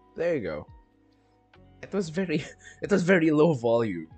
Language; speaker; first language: English; non-native, local second language; Filipino